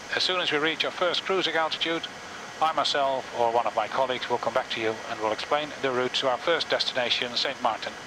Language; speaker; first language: English; non-native, fluent; Dutch